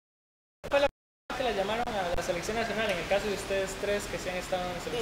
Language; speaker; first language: Spanish; native; Spanish